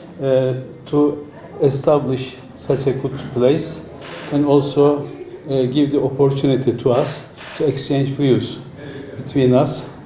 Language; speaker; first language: English; non-native, fluent; Turkish